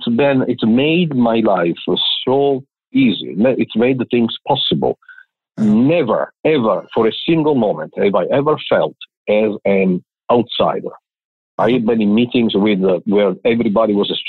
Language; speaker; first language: English; non-native, fluent; Italian